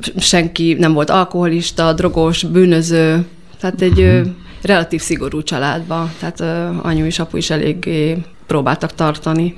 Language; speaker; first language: Hungarian; native; Hungarian